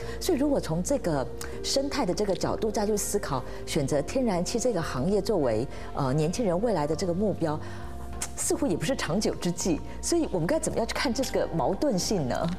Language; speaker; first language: Chinese; native; Chinese